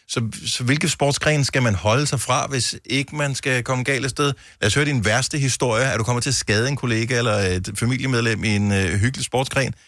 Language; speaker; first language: Danish; native; Danish